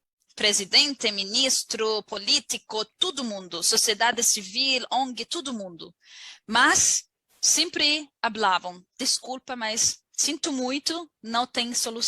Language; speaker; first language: Portuguese; non-native, learner; Arabic